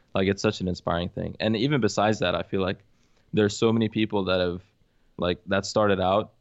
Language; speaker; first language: English; early bilingual, other home language; Arabic